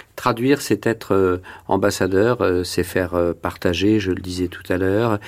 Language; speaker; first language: French; native; French